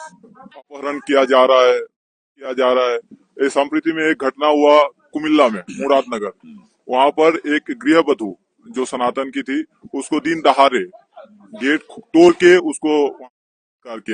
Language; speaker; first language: Hindi; non-native, fluent; Bangla